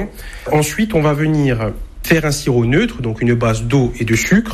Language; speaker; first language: French; native; French